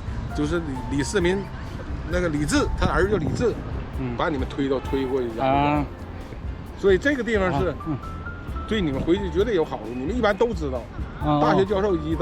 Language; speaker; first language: Chinese; native; Chinese